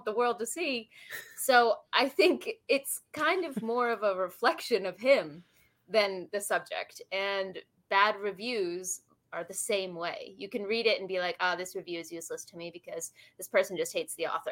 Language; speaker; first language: English; native; English